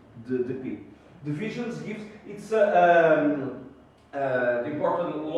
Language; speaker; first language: English; non-native, learner; Portuguese